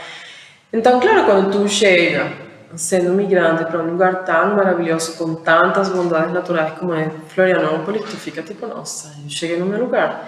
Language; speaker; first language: Portuguese; non-native, fluent; Spanish